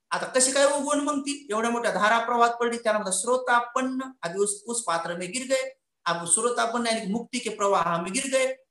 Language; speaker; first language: Hindi; non-native, local second language; Marathi